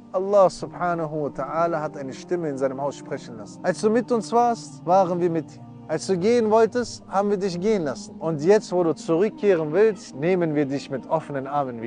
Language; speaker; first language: German; early bilingual, other home language; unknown